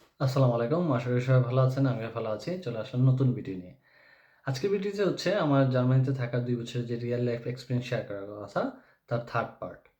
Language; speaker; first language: Bangla; native; Bangla